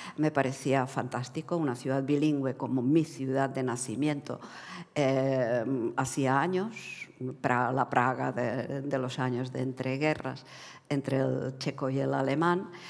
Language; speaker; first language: Spanish; non-native, fluent; Czech